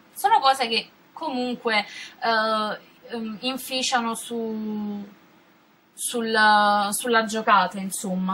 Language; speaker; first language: Italian; native; Italian